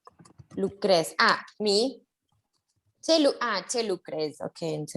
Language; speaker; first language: Romanian; non-native, learner; Spanish